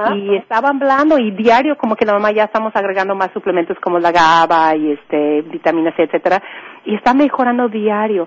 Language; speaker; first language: Spanish; non-native, fluent; English